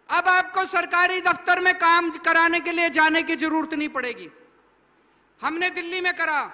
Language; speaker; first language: Hindi; native; Hindi